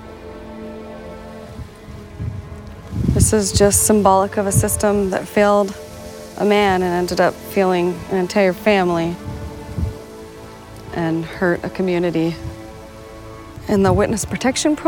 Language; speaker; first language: English; native; English